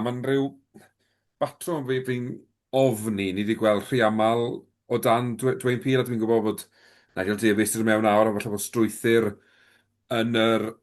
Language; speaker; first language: Welsh; native; Welsh